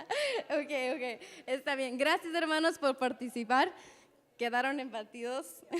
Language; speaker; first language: Spanish; native; Spanish